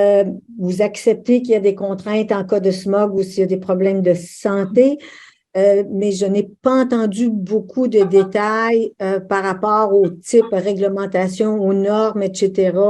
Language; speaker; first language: French; native; French